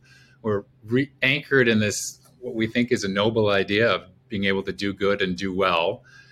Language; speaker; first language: English; native; English